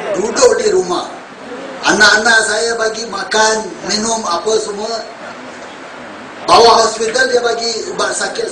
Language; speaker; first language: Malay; non-native, local second language; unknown